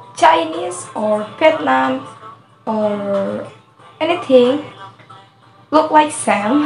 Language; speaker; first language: English; non-native, learner; Indonesian